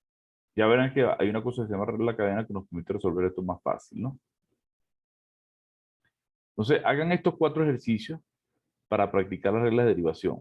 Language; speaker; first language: Spanish; native; Spanish